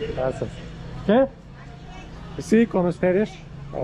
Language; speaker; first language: Spanish; non-native, learner; Romanian